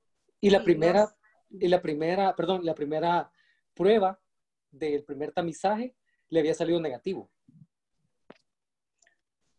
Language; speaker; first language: Spanish; native; Spanish